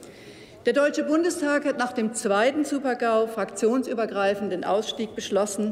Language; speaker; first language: German; native; German